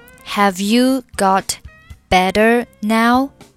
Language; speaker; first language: English; non-native, fluent; Chinese